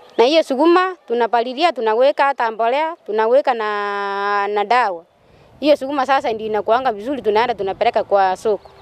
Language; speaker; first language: Swahili; non-native, local second language; Gusii